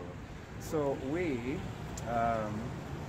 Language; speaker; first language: Spanish; non-native, learner; English